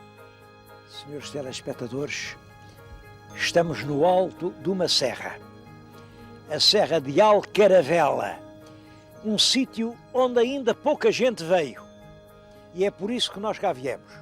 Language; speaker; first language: Portuguese; native; Portuguese